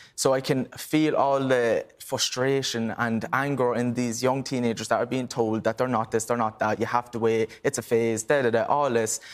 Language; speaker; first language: English; native; English